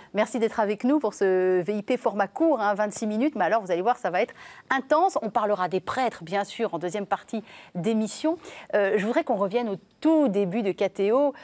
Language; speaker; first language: French; native; French